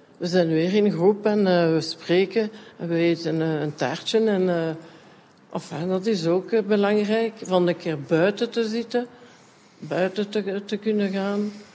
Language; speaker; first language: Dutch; non-native, local second language; French